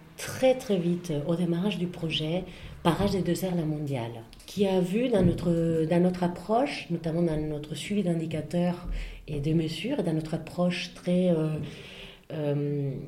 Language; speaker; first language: French; non-native, fluent; Spanish